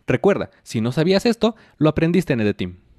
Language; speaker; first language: Spanish; native; Spanish